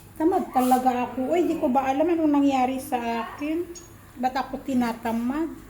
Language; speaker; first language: Filipino; native; Filipino